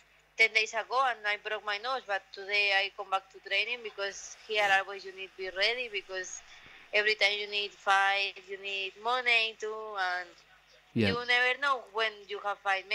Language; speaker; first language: English; non-native, learner; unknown